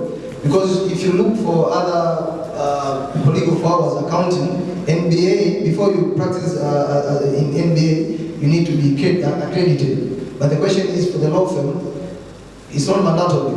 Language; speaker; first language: English; non-native, local second language; Swahili